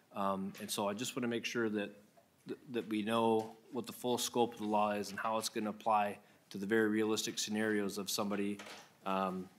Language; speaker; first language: English; native; English